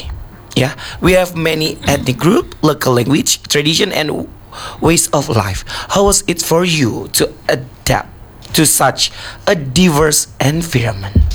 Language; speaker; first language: English; non-native, learner; Indonesian